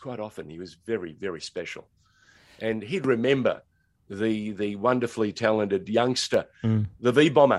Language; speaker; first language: English; native; English